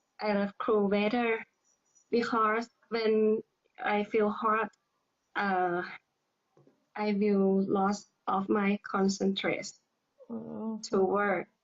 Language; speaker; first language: English; non-native, learner; Thai